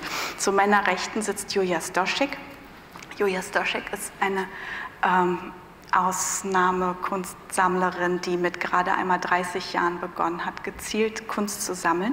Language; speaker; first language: German; native; German